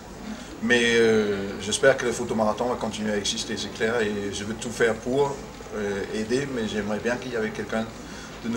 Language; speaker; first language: French; non-native, fluent; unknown